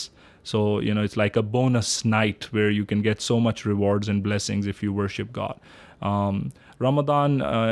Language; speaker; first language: English; non-native, local second language; Urdu